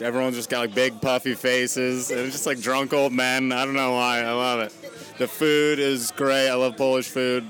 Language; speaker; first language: English; native; English